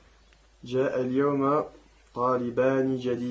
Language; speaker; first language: Arabic; non-native, learner; French